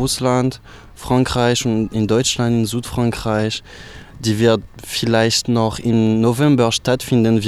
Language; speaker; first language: German; non-native, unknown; French